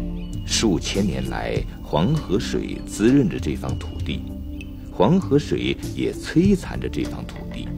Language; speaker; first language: Chinese; native; Chinese